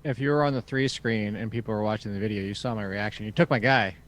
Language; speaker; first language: English; native; English